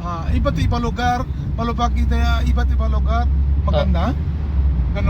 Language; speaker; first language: Filipino; non-native, learner; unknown